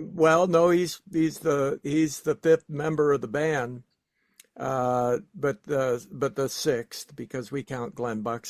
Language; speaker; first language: English; native; English